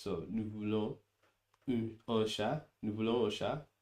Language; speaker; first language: French; non-native, learner; English